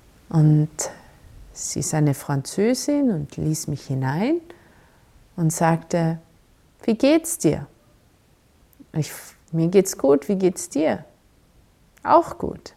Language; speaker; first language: German; non-native, fluent; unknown